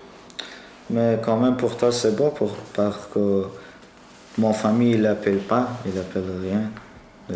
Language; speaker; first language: French; non-native, learner; Persian